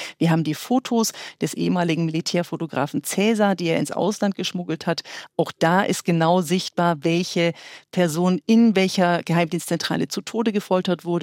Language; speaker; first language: German; native; German